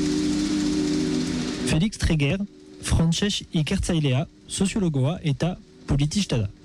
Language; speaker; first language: Basque; non-native, local second language; French